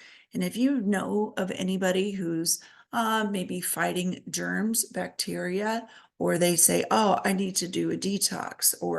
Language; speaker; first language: English; native; English